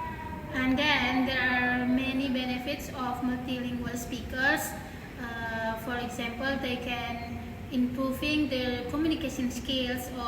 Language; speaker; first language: English; non-native, learner; Indonesian